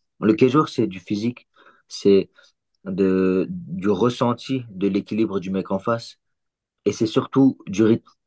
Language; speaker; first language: French; early bilingual, other home language; Chechen